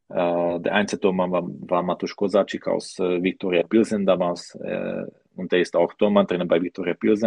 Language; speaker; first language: German; non-native, learner; Slovak